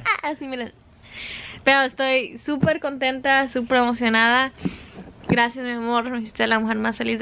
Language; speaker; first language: Spanish; native; Spanish